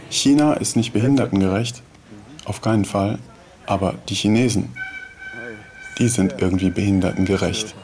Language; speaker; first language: German; native; German